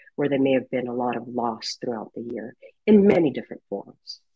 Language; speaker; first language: English; early bilingual, other home language; Spanish